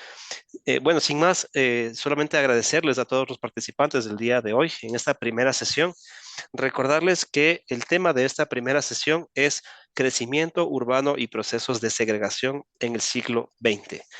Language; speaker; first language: Spanish; native; Spanish